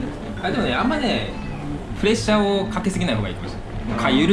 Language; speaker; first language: Japanese; native; Japanese